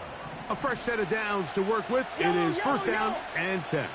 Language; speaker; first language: English; native; English